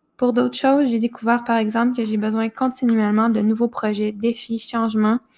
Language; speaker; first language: French; native; French